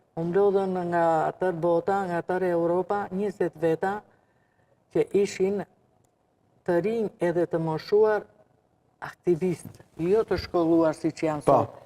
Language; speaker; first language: Albanian; non-native, local second language; Romany